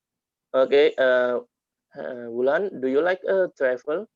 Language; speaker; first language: English; non-native, learner; Indonesian